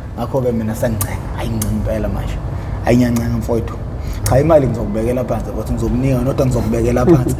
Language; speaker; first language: Zulu; native; Zulu